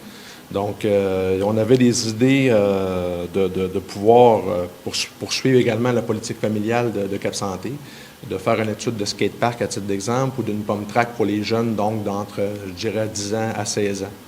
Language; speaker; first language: French; native; French